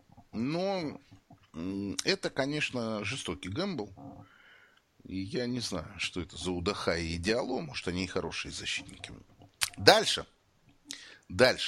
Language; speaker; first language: Russian; native; Russian